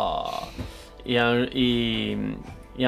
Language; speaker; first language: French; native; French